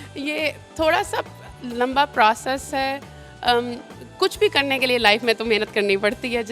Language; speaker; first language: Urdu; native; Urdu